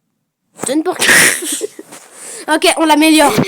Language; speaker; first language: French; native; French